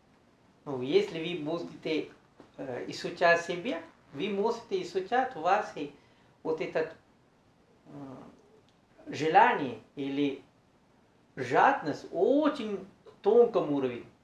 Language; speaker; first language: Russian; non-native, learner; Sinhala